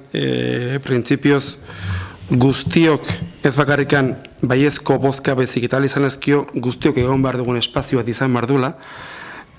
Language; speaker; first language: Basque; native; Basque